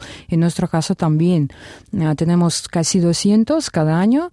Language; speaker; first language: Spanish; non-native, fluent; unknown